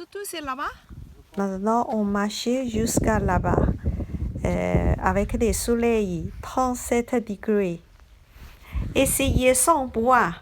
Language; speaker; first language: French; non-native, learner; Chinese